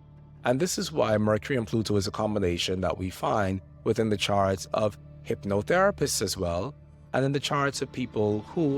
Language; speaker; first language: English; native; English